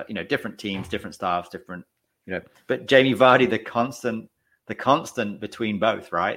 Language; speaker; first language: English; native; English